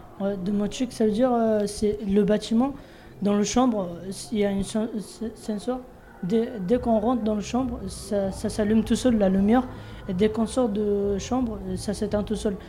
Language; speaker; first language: French; non-native, learner; Bangla